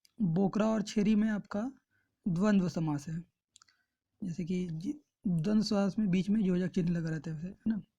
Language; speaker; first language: Hindi; native; Hindi